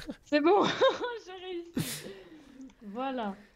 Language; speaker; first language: French; native; French